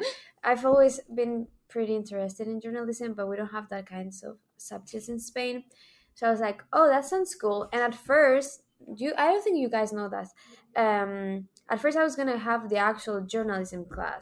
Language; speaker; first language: English; non-native, fluent; Spanish